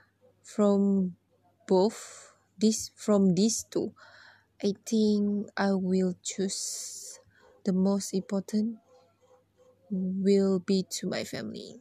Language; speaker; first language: English; non-native, learner; Malay